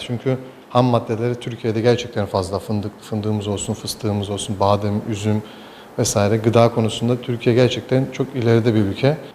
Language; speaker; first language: Turkish; early bilingual, heritage; Turkish